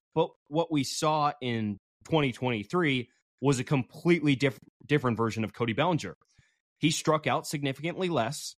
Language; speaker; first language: English; native; English